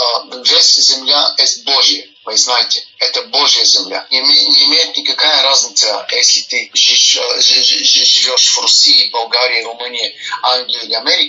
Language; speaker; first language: Russian; non-native, learner; Bulgarian